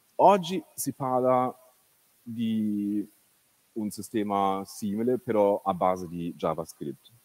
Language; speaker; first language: Italian; non-native, fluent; German